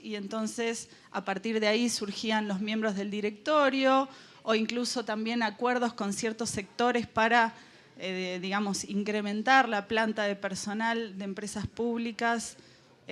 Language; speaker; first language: Spanish; native; Spanish